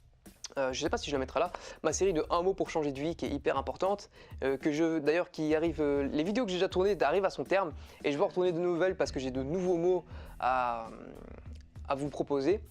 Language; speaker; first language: French; native; French